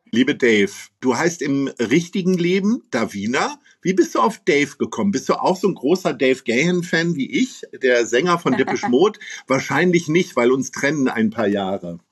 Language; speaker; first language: German; native; German